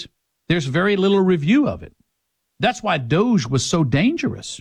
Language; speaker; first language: English; native; English